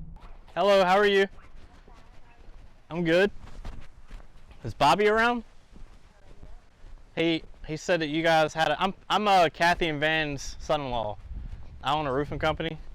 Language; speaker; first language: English; native; English